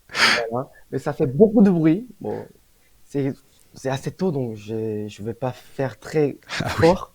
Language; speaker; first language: French; non-native, fluent; Korean